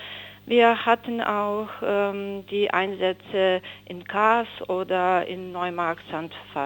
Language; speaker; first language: German; non-native, fluent; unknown